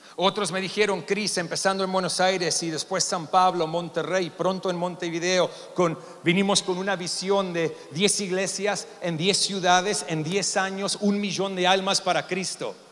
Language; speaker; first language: Spanish; non-native, fluent; English